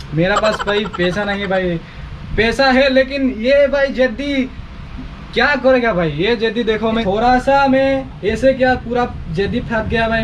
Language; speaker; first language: Hindi; non-native, local second language; Assamese